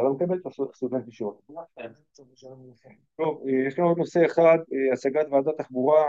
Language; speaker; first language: Hebrew; native; Hebrew